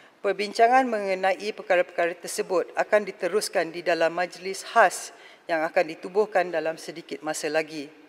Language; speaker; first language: Malay; native; Malay